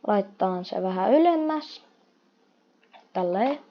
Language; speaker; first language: Finnish; non-native, fluent; Russian